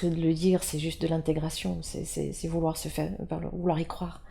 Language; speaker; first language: French; native; French